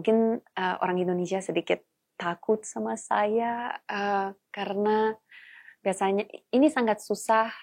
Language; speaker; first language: Indonesian; non-native, fluent; Polish